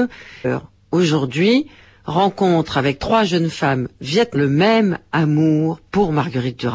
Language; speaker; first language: French; native; French